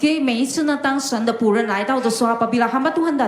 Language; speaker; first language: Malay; non-native, local second language; Chinese